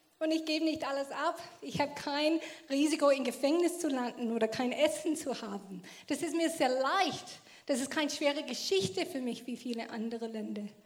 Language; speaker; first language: German; non-native, fluent; English